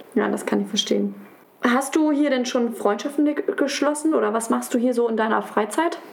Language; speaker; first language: German; non-native, fluent; Russian